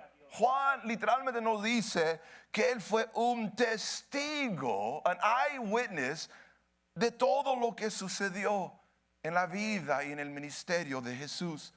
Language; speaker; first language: Spanish; early bilingual, heritage; Spanish